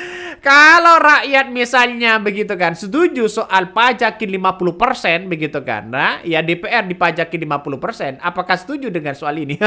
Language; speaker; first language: Indonesian; native; Indonesian